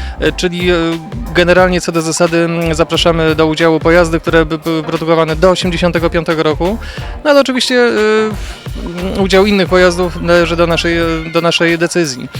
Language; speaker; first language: Polish; native; Polish